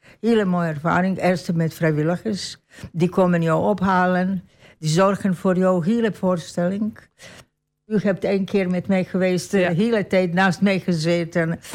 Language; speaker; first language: Dutch; non-native, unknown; Croatian